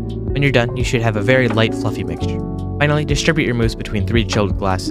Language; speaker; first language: English; native; English